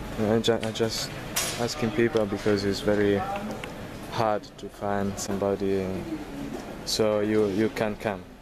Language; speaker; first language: English; non-native, learner; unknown